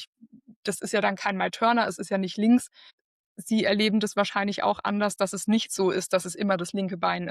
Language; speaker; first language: German; native; German